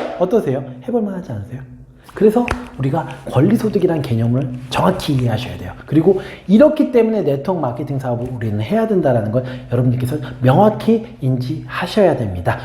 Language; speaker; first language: Korean; native; Korean